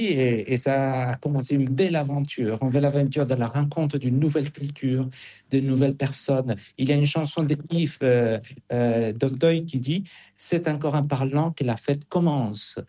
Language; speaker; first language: French; non-native, fluent; Spanish